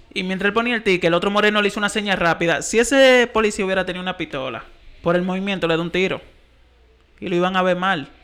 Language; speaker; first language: Spanish; early bilingual, heritage; Spanish